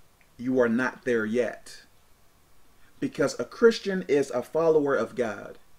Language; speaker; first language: English; native; English